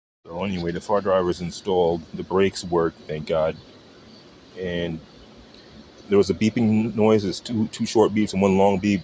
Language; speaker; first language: English; native; English